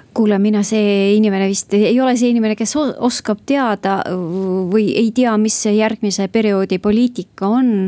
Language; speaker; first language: Estonian; non-native, local second language; Russian